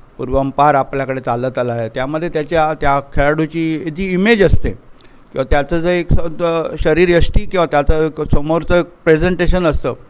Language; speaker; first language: Marathi; native; Marathi